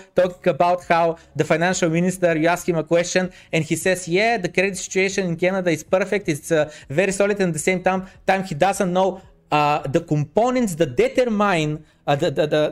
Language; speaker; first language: English; non-native, fluent; Bulgarian